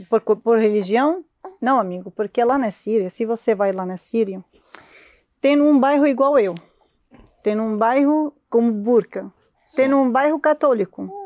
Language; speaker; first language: Portuguese; non-native, learner; Arabic